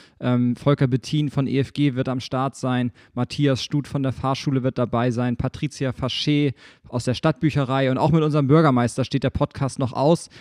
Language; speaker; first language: German; native; German